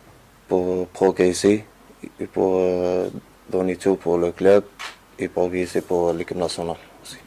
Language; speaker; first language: French; non-native, learner; Arabic